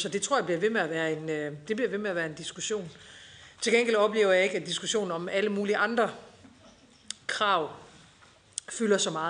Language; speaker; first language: Danish; native; Danish